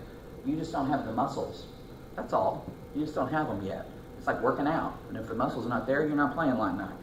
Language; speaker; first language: English; native; English